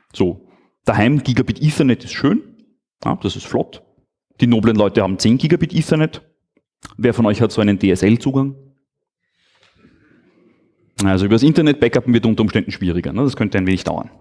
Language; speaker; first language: German; native; German